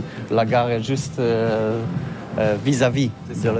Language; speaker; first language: French; non-native, learner; Polish